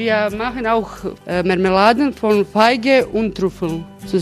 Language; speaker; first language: German; non-native, fluent; Croatian